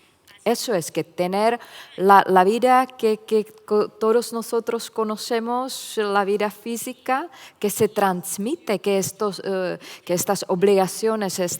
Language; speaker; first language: Spanish; non-native, fluent; Czech